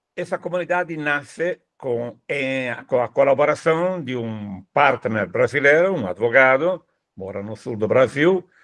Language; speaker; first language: Portuguese; non-native, fluent; Italian